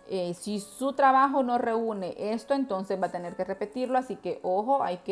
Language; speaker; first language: Spanish; native; Spanish